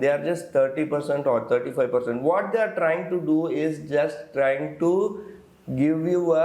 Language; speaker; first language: English; non-native, local second language; Tamil